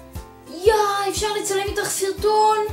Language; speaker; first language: Hebrew; native; Hebrew